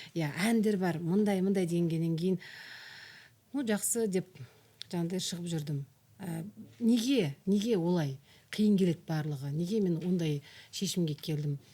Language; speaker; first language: Kazakh; native; Kazakh